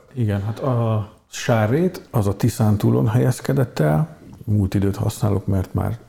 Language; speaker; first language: Hungarian; native; Hungarian